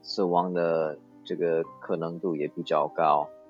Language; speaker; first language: Chinese; non-native, fluent; English